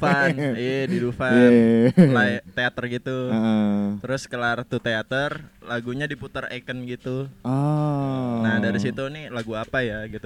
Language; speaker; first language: Indonesian; native; Indonesian